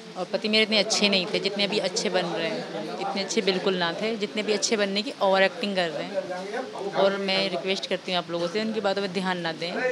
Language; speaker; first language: Urdu; non-native, local second language; Sindhi